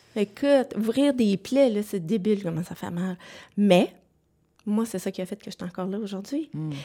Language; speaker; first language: French; native; French